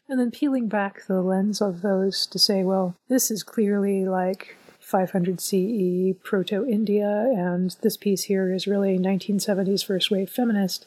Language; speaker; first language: English; native; English